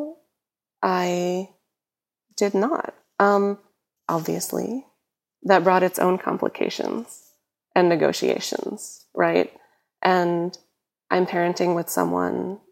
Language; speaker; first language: English; native; English